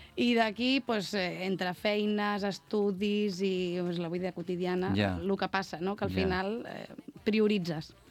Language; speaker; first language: Catalan; native; Catalan